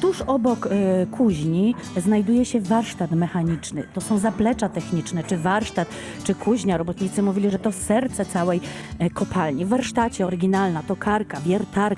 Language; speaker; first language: Polish; native; Polish